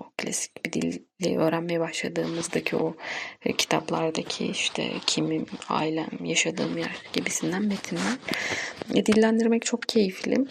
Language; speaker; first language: Turkish; non-native, local second language; Kurdish